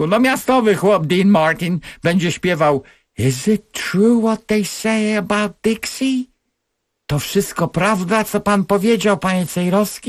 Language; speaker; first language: Polish; native; Polish